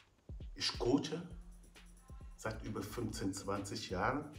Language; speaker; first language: German; non-native, fluent; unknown